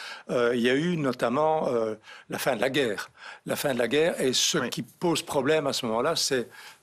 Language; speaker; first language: French; native; French